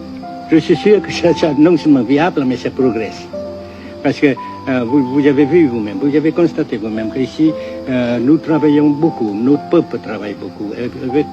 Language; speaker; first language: French; non-native, fluent; Vietnamese